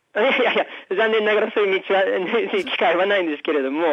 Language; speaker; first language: Japanese; non-native, fluent; English